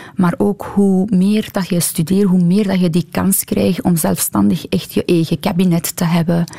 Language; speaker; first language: Dutch; non-native, fluent; Persian